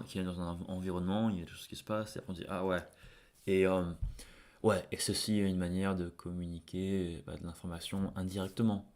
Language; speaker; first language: French; non-native, fluent; English